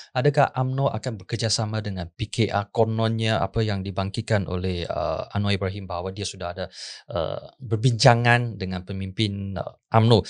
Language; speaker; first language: Malay; non-native, local second language; Chinese